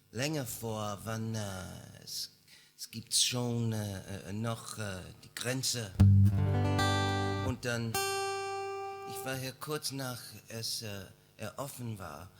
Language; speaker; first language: German; non-native, learner; English